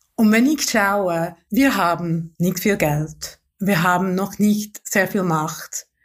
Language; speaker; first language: German; non-native, fluent; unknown